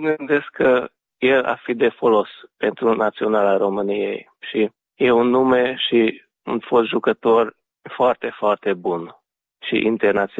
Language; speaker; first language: Romanian; early bilingual, heritage; Romanian